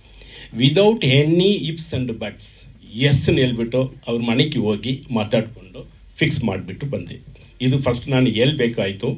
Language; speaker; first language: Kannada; non-native, learner; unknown